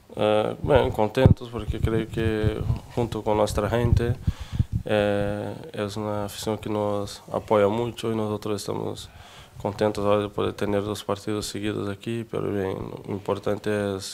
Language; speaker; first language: Spanish; non-native, fluent; Portuguese